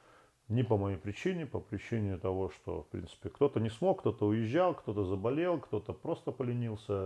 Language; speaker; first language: Russian; native; Russian